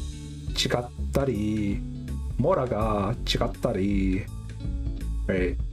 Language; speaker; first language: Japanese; non-native, learner; English